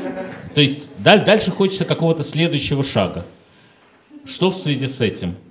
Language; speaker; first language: Russian; native; Russian